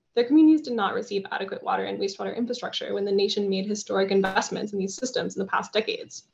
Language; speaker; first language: English; native; English